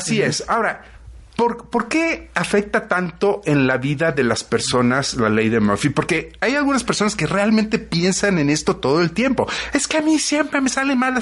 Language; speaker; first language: Spanish; native; Spanish